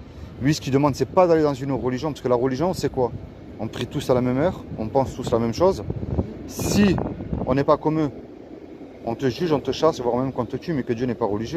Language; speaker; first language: French; native; French